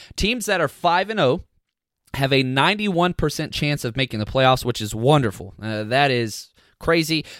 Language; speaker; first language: English; native; English